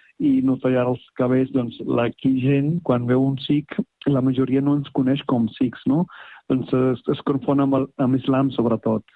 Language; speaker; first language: Catalan; non-native, fluent; Punjabi